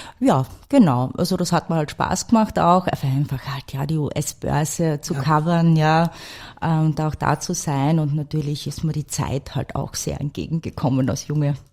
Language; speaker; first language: German; native; German